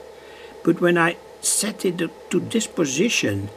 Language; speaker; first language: English; non-native, fluent; Dutch